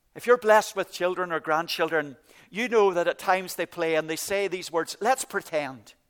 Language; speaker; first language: English; native; English